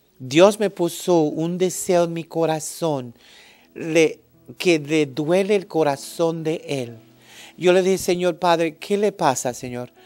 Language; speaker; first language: Spanish; early bilingual, heritage; English